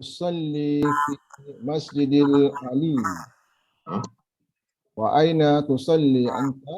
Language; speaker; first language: Arabic; non-native, learner; Malay